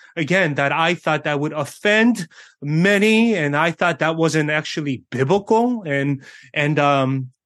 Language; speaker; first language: English; early bilingual, other home language; Korean